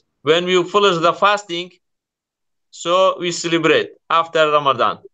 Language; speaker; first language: English; non-native, learner; Kurdish